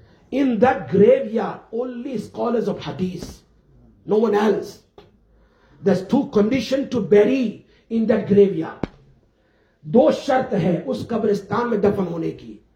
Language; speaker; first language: English; non-native, local second language; Urdu